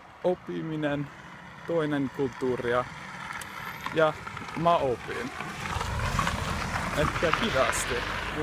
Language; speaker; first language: Finnish; non-native, learner; English